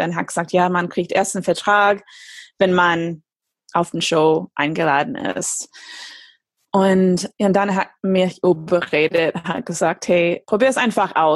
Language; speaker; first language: German; non-native, fluent; English